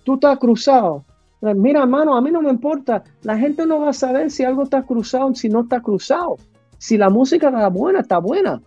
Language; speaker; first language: Spanish; early bilingual, heritage; Spanish